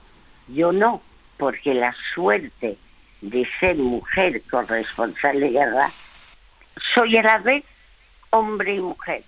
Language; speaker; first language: Spanish; early bilingual, other home language; French